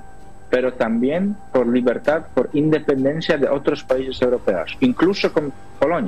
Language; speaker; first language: Spanish; non-native, fluent; Polish